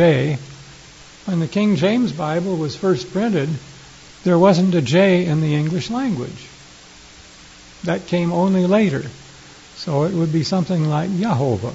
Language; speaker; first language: English; native; English